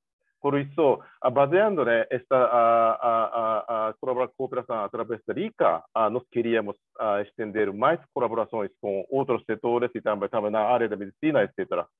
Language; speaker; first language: Portuguese; non-native, learner; Japanese